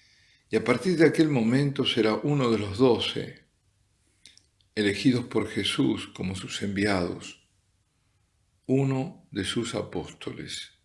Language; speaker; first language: Spanish; native; Spanish